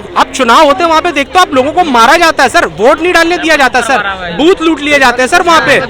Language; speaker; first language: Hindi; native; Hindi